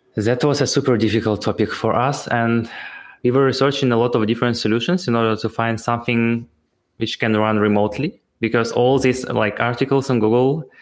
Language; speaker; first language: English; non-native, fluent; Ukrainian